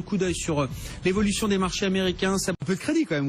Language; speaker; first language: French; native; French